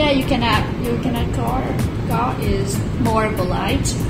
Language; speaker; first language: English; non-native, learner; Vietnamese